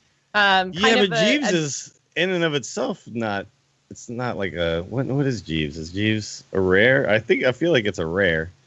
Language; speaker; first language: English; native; English